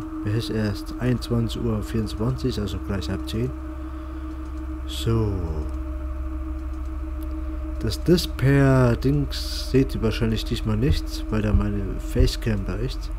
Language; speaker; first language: German; native; German